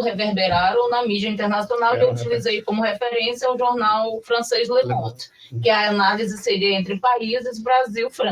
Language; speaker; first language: Portuguese; native; Portuguese